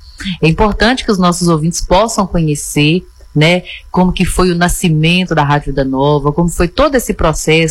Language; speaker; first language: Portuguese; native; Portuguese